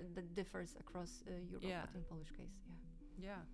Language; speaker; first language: English; non-native, fluent; Polish